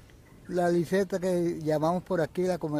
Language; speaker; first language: Spanish; native; Spanish